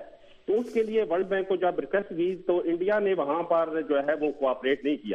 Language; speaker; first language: Urdu; native; Urdu